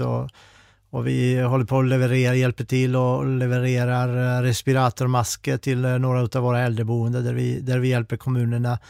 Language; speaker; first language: Swedish; non-native, fluent; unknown